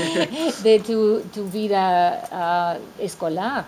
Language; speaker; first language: Spanish; non-native, fluent; English